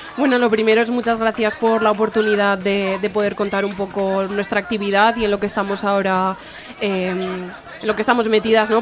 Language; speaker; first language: Spanish; native; Spanish